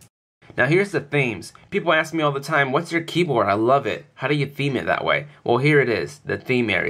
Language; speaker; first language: English; native; English